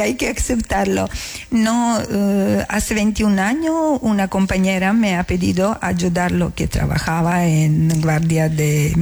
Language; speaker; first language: Spanish; non-native, learner; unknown